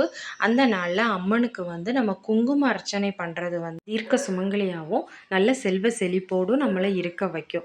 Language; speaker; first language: Tamil; native; Tamil